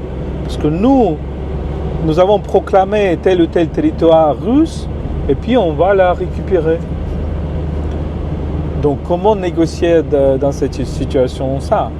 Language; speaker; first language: French; non-native, fluent; Ukrainian